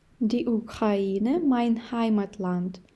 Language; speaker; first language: German; non-native, fluent; Ukrainian